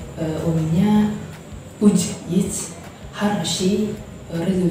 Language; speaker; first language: Russian; non-native, learner; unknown